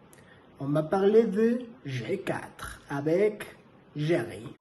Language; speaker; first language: French; non-native, learner; Spanish